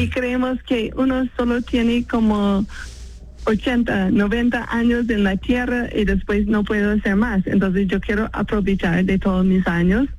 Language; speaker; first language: Spanish; non-native, fluent; English